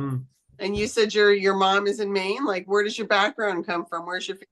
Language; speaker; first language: English; native; English